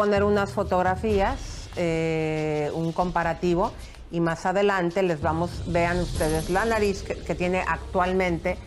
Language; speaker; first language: Spanish; native; Spanish